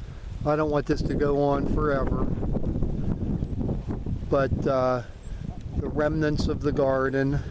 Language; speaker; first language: English; native; English